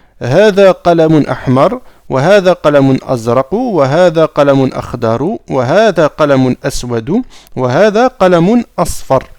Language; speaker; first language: Arabic; non-native, fluent; French